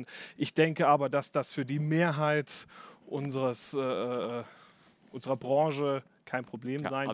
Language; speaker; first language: German; native; German